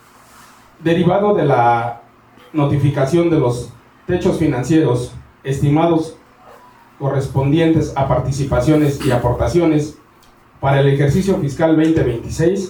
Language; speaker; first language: Spanish; native; Spanish